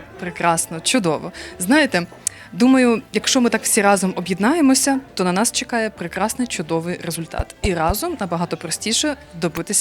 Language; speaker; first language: Ukrainian; native; Ukrainian